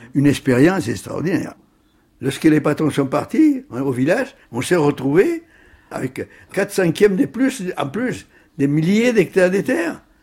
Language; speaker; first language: French; early bilingual, other home language; Spanish